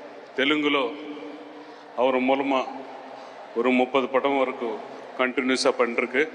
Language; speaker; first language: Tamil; non-native, learner; Telugu